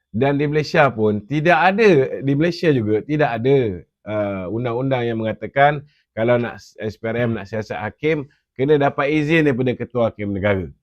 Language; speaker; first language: Malay; native; Malay